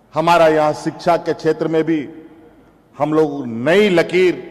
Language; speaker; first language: Hindi; native; Hindi